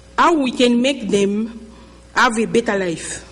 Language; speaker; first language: English; non-native, learner; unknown